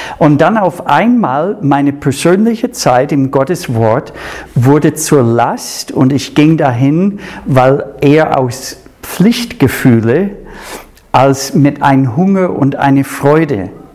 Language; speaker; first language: German; non-native, fluent; English